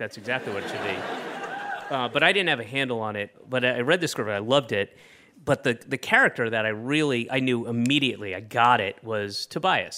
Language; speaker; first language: English; native; English